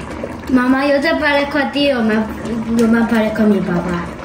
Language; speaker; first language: Chinese; early bilingual, heritage; Spanish